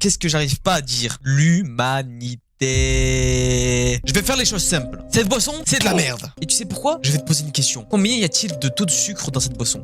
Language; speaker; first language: French; native; French